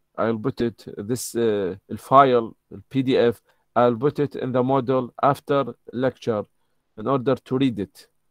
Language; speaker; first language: English; non-native, fluent; Arabic